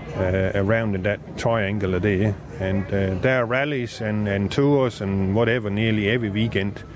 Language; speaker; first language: English; non-native, fluent; Danish